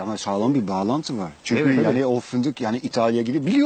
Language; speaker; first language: Turkish; non-native, learner; Dutch